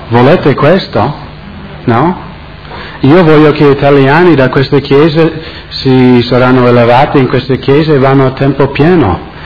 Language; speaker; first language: Italian; non-native, fluent; English